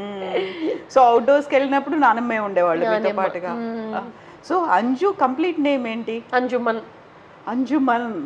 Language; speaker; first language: Telugu; native; Telugu